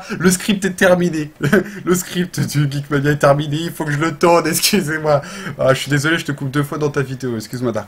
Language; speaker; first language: French; native; French